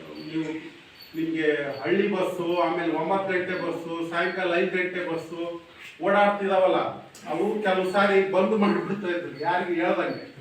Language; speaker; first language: Kannada; native; Kannada